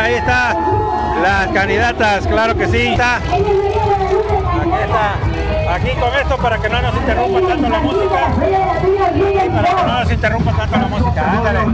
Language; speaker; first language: Spanish; native; Spanish